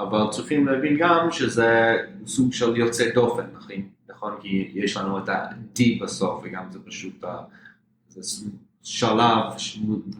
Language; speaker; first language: Hebrew; non-native, fluent; English